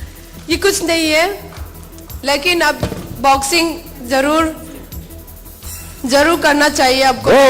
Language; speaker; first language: Hindi; non-native, local second language; Manipuri